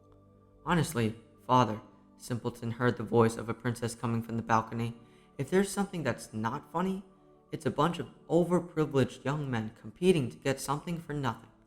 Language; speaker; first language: English; native; English